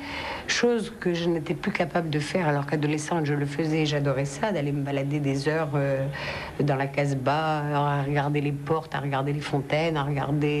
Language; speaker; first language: French; non-native, local second language; Arabic